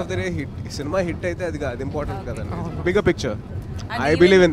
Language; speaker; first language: Telugu; native; Telugu